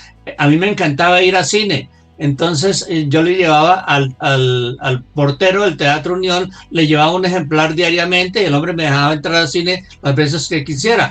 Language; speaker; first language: Spanish; native; Spanish